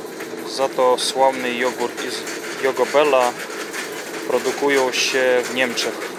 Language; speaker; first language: Polish; non-native, fluent; Russian